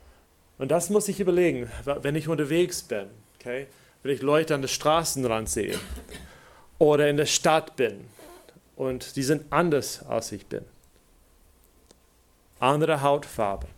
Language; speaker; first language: German; non-native, fluent; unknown